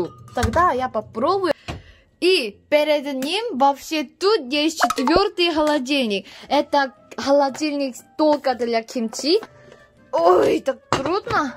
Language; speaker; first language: Russian; non-native, fluent; Korean